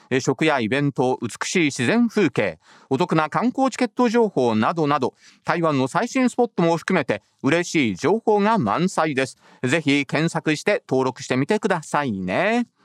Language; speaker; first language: Japanese; native; Japanese